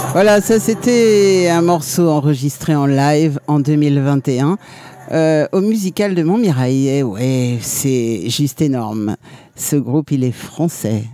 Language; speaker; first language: French; native; French